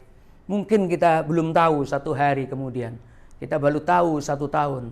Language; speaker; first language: Indonesian; native; Indonesian